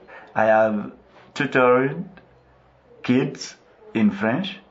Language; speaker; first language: English; non-native, local second language; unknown